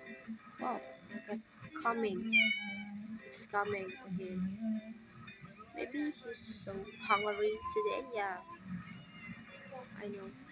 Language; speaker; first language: English; non-native, learner; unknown